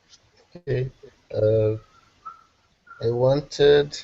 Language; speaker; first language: English; non-native, learner; Portuguese